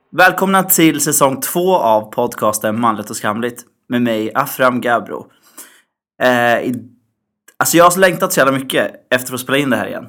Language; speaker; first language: Swedish; early bilingual, other home language; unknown